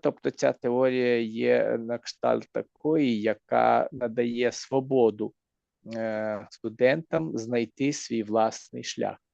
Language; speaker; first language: Ukrainian; native; Ukrainian